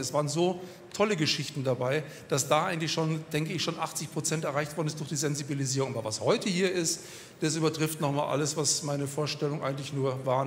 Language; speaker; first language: German; native; German